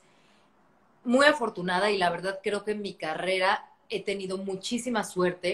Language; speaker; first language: Spanish; native; Spanish